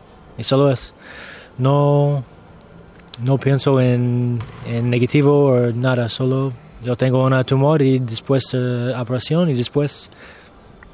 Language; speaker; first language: Spanish; non-native, learner; English